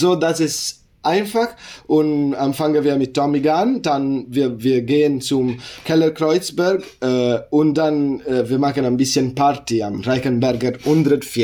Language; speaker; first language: German; non-native, learner; Italian